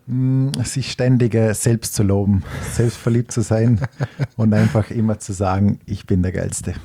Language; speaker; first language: German; native; German